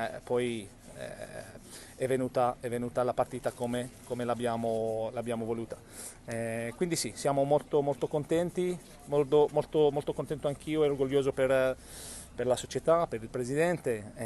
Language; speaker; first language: Italian; non-native, fluent; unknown